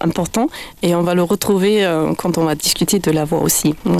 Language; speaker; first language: French; non-native, fluent; German